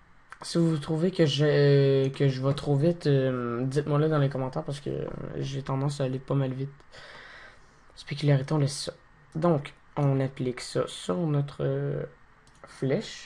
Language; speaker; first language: French; native; French